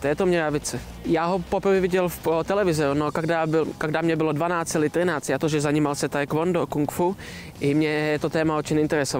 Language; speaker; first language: Russian; non-native, learner; Czech